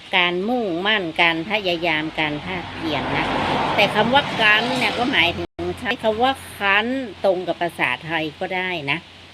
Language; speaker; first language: Thai; native; Thai